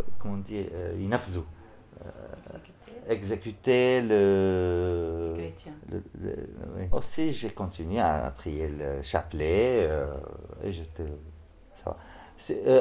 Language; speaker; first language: French; non-native, fluent; Arabic